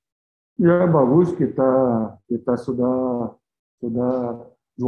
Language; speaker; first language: Indonesian; non-native, fluent; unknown